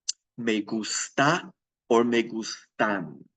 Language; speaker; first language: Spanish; non-native, fluent; English